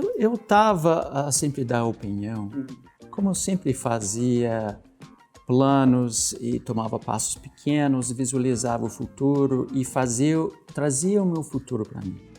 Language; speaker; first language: Portuguese; non-native, fluent; English